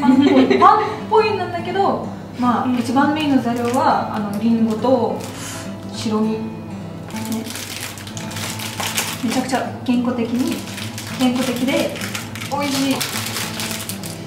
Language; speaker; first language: Japanese; non-native, fluent; Russian